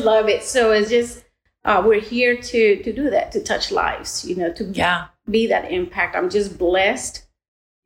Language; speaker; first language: English; early bilingual, other home language; Spanish